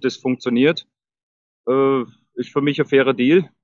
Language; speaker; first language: German; native; German